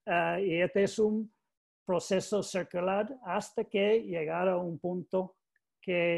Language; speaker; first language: Spanish; non-native, learner; English